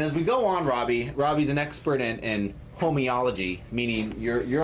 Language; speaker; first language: English; native; English